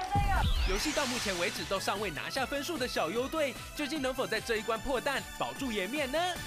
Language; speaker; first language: Chinese; native; Chinese